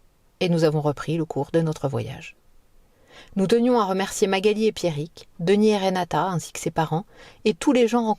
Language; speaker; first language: French; native; French